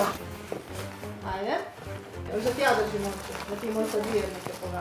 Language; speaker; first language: Croatian; native; Croatian